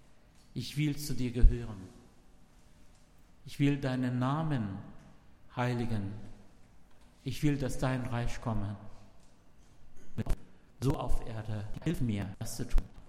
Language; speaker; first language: German; non-native, learner; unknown